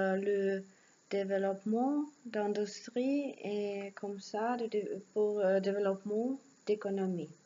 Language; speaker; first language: French; non-native, learner; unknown